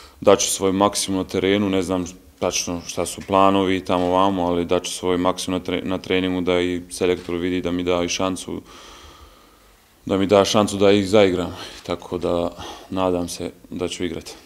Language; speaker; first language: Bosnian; early bilingual, heritage; Bosnian